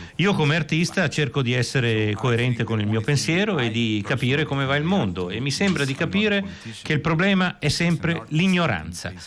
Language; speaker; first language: Italian; native; Italian